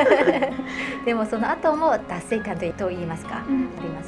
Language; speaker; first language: Japanese; non-native, fluent; Chinese